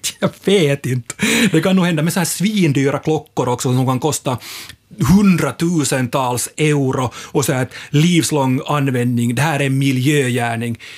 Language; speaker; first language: Swedish; native; Swedish